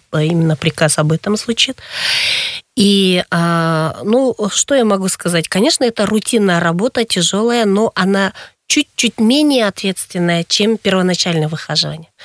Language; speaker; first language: Russian; non-native, local second language; Kyrgyz